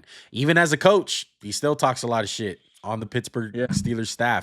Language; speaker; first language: English; native; English